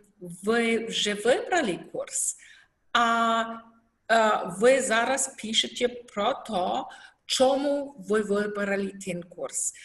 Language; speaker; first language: Ukrainian; non-native, learner; German